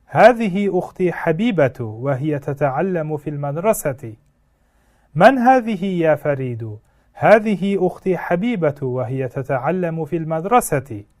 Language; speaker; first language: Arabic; non-native, fluent; Uzbek